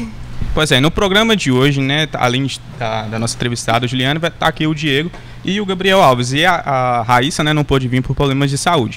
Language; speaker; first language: Portuguese; native; Portuguese